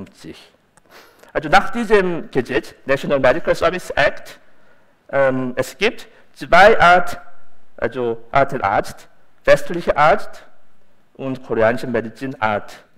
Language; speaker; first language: German; non-native, fluent; Korean